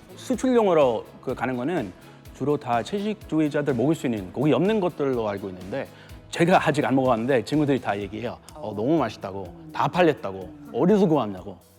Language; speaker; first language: Korean; non-native, fluent; English